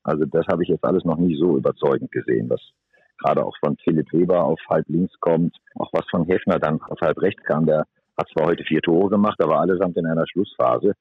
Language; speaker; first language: German; native; German